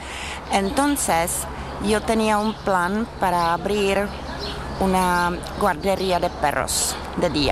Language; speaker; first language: Spanish; non-native, learner; Czech